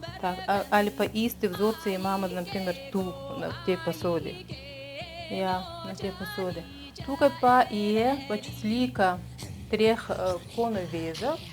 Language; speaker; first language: Slovenian; non-native, fluent; Russian